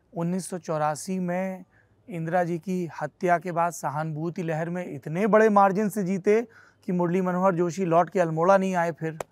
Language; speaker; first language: Hindi; native; Hindi